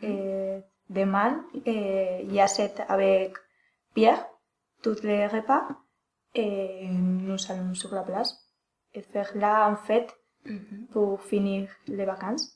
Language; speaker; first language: French; non-native, learner; Spanish